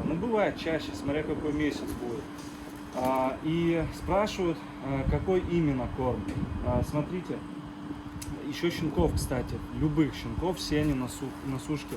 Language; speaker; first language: Russian; native; Russian